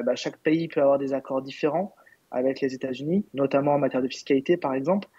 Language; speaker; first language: French; native; French